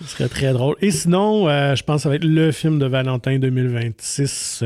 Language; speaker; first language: French; native; French